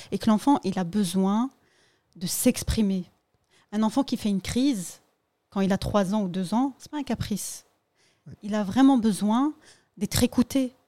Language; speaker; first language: French; early bilingual, other home language; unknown